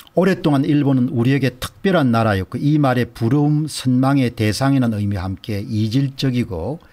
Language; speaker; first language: Korean; native; Korean